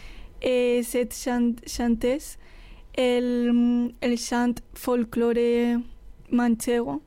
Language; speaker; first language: French; non-native, learner; Spanish